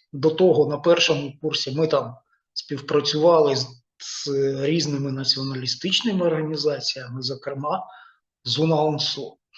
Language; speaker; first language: Ukrainian; non-native, local second language; Russian